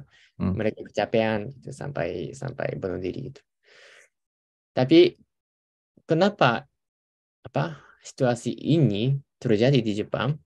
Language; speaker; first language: Indonesian; non-native, fluent; Japanese